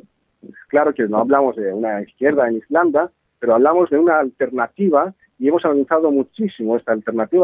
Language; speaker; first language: Spanish; non-native, fluent; Greek